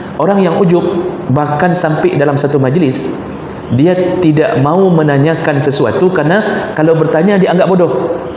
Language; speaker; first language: Malay; non-native, local second language; Achinese